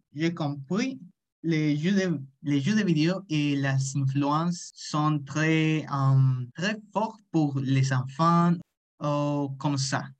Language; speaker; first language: French; non-native, learner; Spanish